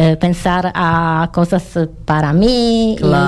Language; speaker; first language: Catalan; non-native, learner; Italian